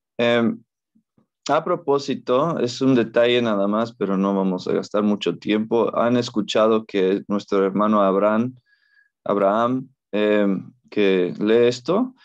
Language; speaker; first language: Spanish; non-native, fluent; English